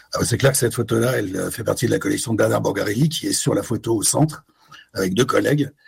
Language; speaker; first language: French; native; French